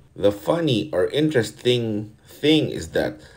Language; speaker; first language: English; non-native, fluent; Portuguese